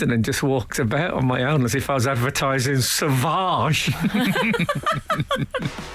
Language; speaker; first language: English; native; English